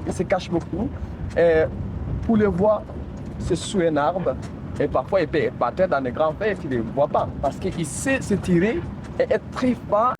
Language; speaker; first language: French; non-native, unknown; Masai